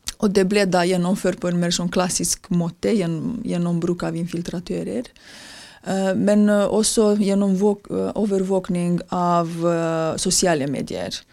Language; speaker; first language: Norwegian; non-native, fluent; Romanian